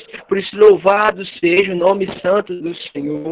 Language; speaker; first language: Portuguese; native; Portuguese